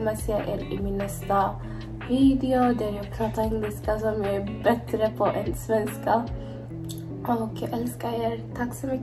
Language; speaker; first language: Swedish; non-native, fluent; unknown